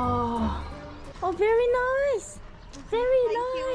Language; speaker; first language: English; non-native, learner; Korean